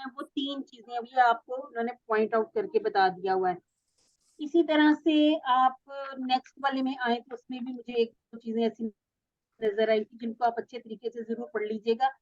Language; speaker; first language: Urdu; native; Urdu